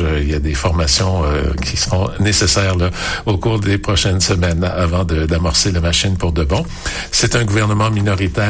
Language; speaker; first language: French; native; French